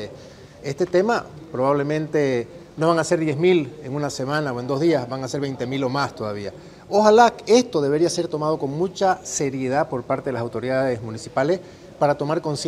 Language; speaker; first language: Spanish; native; Spanish